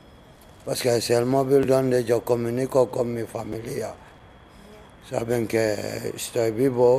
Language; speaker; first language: Spanish; non-native, learner; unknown